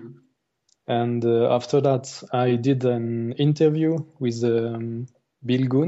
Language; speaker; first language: English; non-native, learner; German